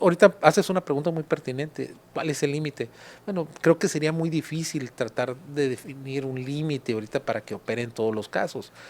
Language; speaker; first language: Spanish; native; Spanish